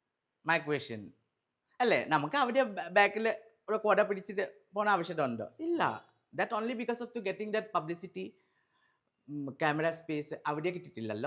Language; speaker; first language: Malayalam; non-native, local second language; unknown